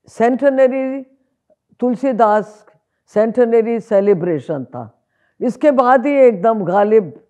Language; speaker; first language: Hindi; native; Hindi